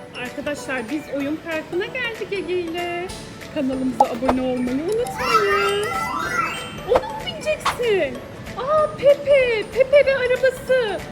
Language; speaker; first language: Turkish; native; Turkish